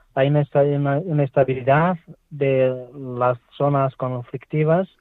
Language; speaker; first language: Spanish; non-native, learner; Swahili